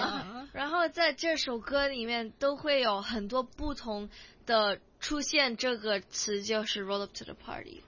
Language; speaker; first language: Chinese; non-native, local second language; Cantonese